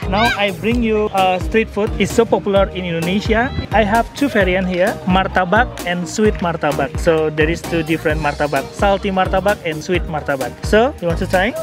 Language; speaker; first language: English; non-native, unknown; Indonesian